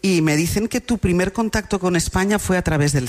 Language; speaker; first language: Spanish; native; Spanish